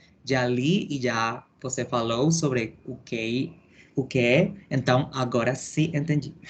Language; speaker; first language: Portuguese; non-native, learner; Spanish